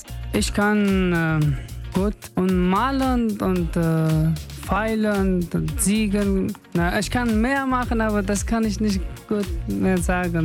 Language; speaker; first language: German; non-native, learner; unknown